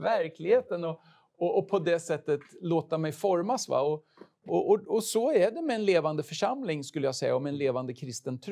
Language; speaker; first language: Swedish; native; Swedish